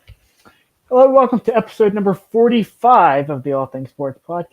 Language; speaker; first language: English; native; English